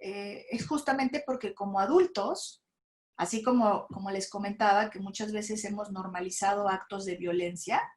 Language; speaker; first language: Spanish; native; Spanish